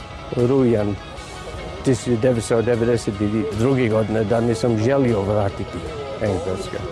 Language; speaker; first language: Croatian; non-native, learner; English